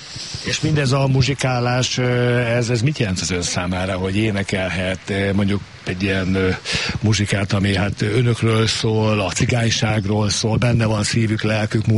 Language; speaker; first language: Hungarian; native; Hungarian